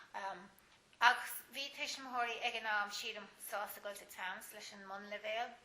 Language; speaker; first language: Irish; native; Irish